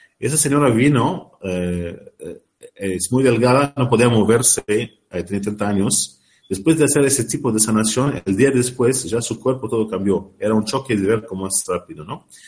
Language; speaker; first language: Spanish; non-native, learner; Arabic